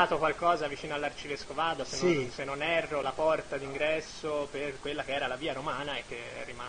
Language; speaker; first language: Italian; native; Italian